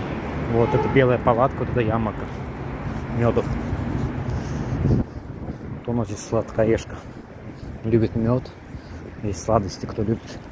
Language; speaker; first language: Russian; non-native, learner; Azerbaijani